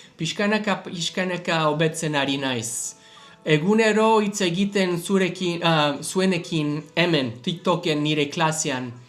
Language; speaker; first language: Basque; non-native, learner; English